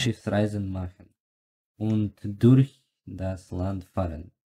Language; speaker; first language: German; non-native, learner; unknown